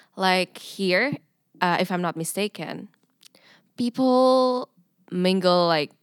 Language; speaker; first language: English; non-native, fluent; Indonesian